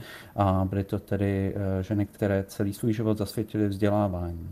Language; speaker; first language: Czech; native; Czech